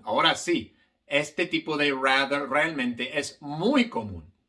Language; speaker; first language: Spanish; non-native, fluent; English